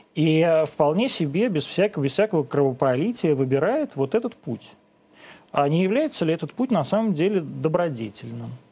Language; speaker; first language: Russian; native; Russian